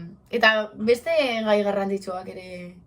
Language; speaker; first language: Basque; non-native, local second language; Spanish